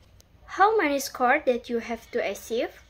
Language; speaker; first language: English; non-native, learner; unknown